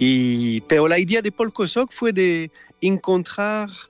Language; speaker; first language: Spanish; non-native, fluent; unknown